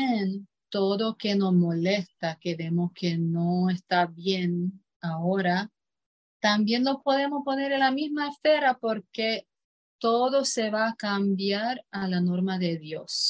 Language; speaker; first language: Spanish; non-native, fluent; Croatian